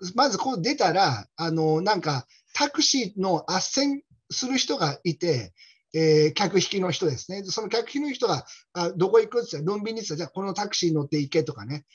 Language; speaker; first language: Japanese; native; Japanese